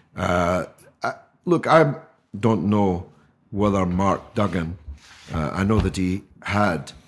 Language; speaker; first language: English; native; English